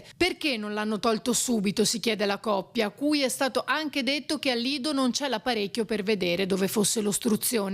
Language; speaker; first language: Italian; native; Italian